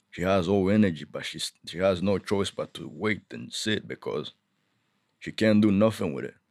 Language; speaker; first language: English; non-native, local second language; Kinyarwanda